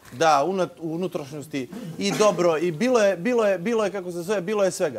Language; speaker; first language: Serbian; native; Serbian